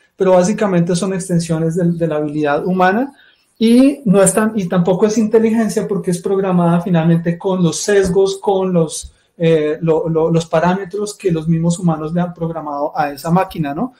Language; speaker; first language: Spanish; native; Spanish